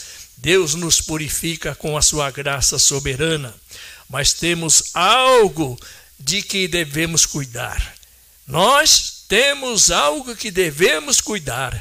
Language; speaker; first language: Portuguese; native; Portuguese